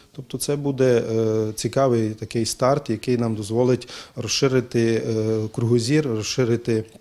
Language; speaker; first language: Ukrainian; native; Ukrainian